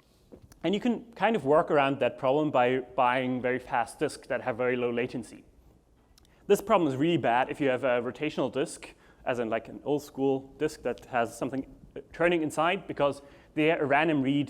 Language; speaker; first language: English; non-native, fluent; German